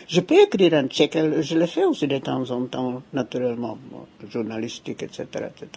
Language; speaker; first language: French; non-native, fluent; German